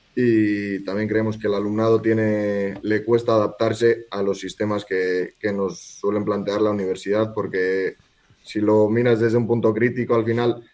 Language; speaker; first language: Spanish; native; Spanish